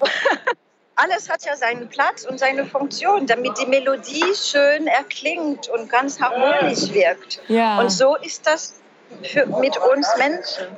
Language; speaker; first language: German; non-native, fluent; French